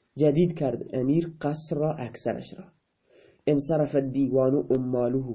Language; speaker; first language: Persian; non-native, local second language; Baluchi